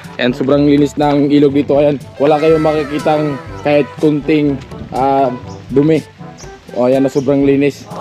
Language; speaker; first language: Filipino; non-native, local second language; Cebuano